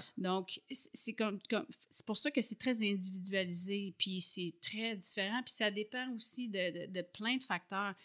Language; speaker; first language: French; native; French